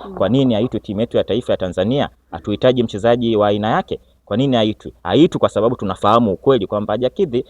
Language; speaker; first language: Swahili; native; Swahili